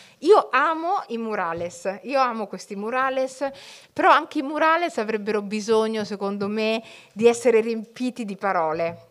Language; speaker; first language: Italian; early bilingual, other home language; Somali